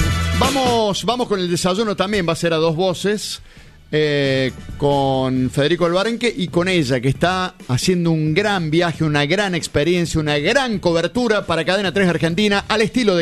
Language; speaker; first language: Spanish; native; Spanish